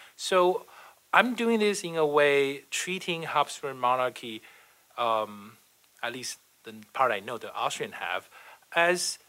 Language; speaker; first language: English; non-native, fluent; Chinese